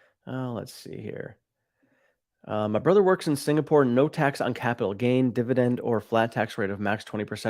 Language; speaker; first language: English; native; English